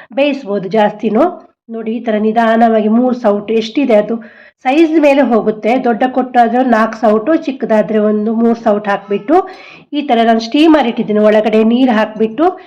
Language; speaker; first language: Kannada; non-native, local second language; Konkani